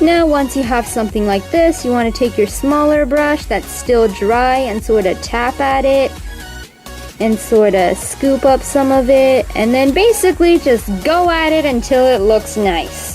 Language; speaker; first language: English; native; English